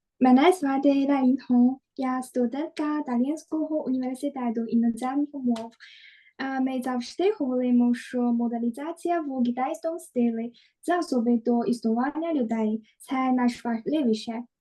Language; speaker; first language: Ukrainian; non-native, learner; Chinese